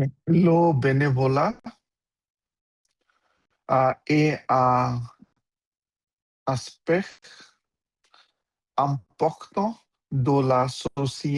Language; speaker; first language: French; non-native, learner; Bangla